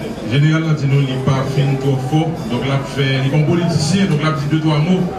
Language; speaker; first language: French; non-native, local second language; Haitian Creole